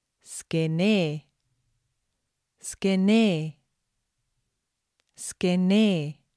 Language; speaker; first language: Greek; non-native, fluent; English